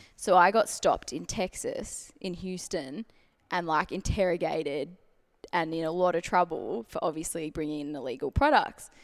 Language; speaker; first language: English; native; English